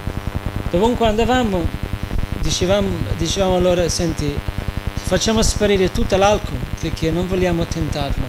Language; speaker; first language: Italian; native; Italian